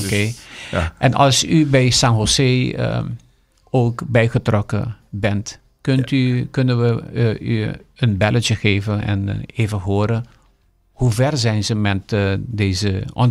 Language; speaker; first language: Dutch; non-native, local second language; Papiamento